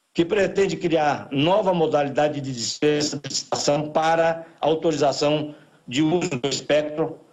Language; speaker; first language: Portuguese; native; Portuguese